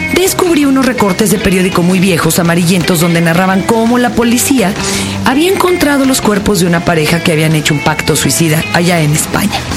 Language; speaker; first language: Spanish; native; Spanish